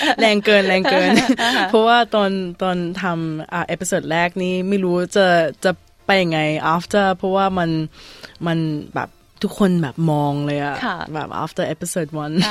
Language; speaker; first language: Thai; early bilingual, heritage; Thai